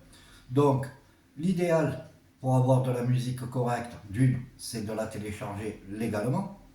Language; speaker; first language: French; native; French